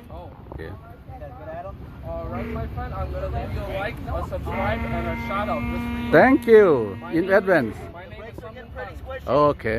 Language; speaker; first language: English; non-native, fluent; Lao